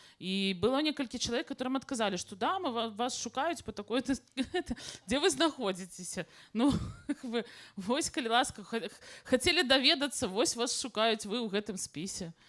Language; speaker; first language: Belarusian; native; Belarusian